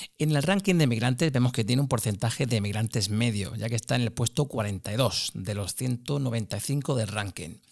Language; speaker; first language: Spanish; native; Spanish